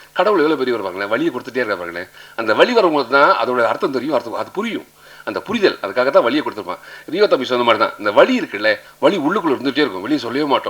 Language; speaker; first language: Tamil; native; Tamil